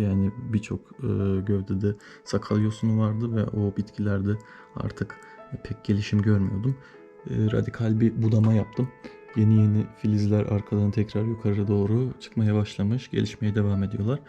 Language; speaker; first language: Turkish; native; Turkish